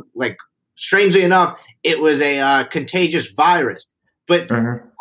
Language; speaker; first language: English; native; English